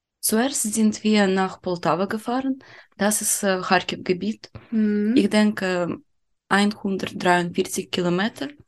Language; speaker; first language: German; non-native, learner; Ukrainian